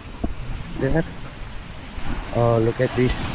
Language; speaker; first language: English; non-native, learner; Indonesian